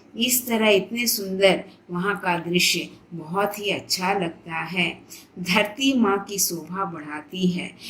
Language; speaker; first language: Hindi; non-native, local second language; Telugu